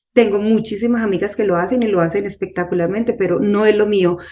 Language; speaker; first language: Spanish; native; Spanish